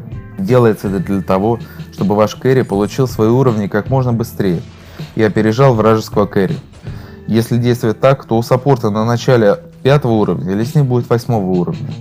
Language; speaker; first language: Russian; native; Russian